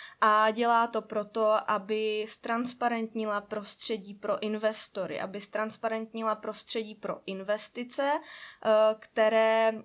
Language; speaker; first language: Czech; native; Czech